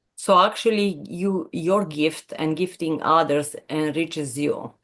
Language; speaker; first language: English; non-native, fluent; Romanian